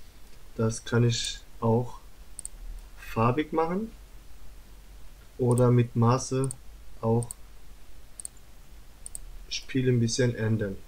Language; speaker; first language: German; non-native, learner; Turkish